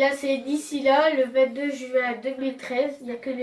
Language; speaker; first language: French; native; French